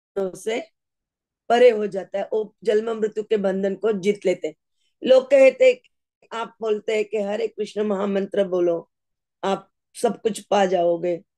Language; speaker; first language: Hindi; non-native, local second language; Marathi